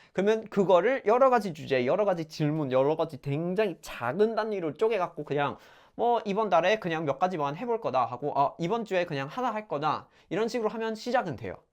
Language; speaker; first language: Korean; non-native, fluent; English